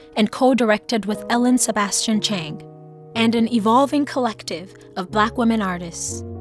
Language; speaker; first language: English; non-native, local second language; Hausa